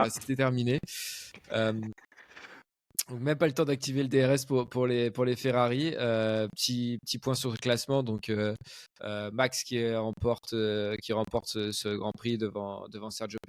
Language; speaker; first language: French; native; French